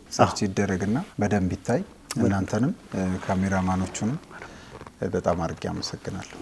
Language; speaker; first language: Amharic; native; Amharic